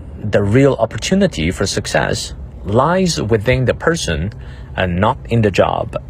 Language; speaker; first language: English; non-native, fluent; Chinese